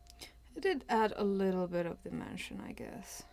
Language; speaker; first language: English; non-native, fluent; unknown